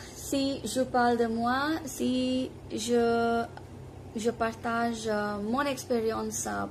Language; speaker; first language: French; non-native, fluent; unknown